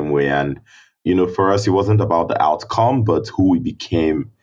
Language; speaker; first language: English; non-native, local second language; Igbo